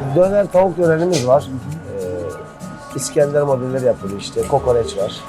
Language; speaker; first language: Turkish; native; Turkish